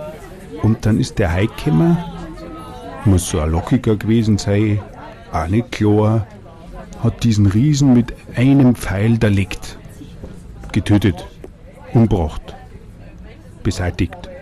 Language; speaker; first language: German; native; German